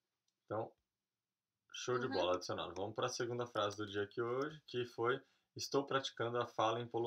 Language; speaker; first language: Portuguese; native; Portuguese